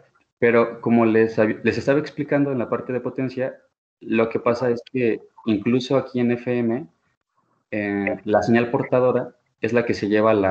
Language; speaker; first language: Spanish; native; Spanish